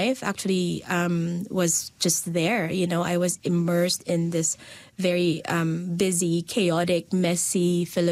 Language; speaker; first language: English; non-native, local second language; Filipino